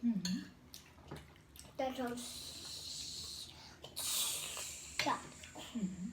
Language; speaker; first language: Swedish; early bilingual, other home language; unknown